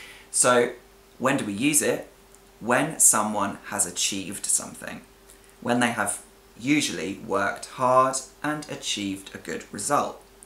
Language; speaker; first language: English; native; English